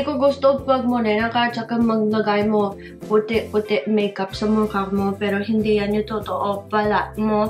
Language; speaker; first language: Filipino; non-native, learner; English